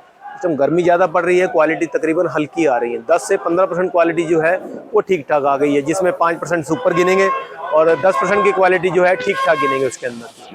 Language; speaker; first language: Hindi; native; Hindi